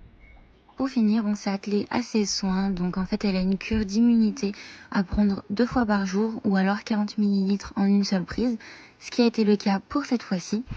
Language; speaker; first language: French; native; French